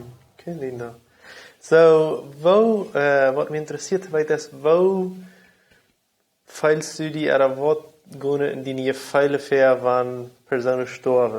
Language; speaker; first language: German; non-native, local second language; Low German